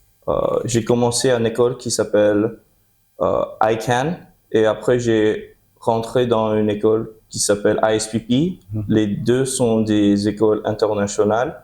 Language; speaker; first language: French; early bilingual, heritage; French